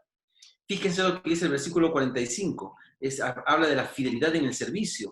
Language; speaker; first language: Spanish; native; Spanish